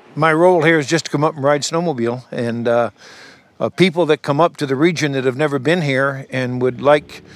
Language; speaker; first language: English; native; English